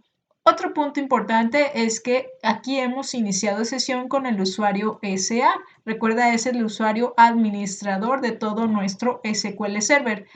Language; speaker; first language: Spanish; native; Spanish